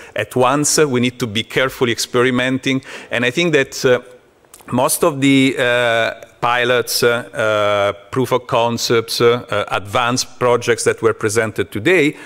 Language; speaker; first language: English; non-native, fluent; Italian